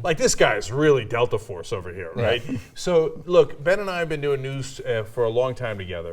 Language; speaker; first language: English; native; English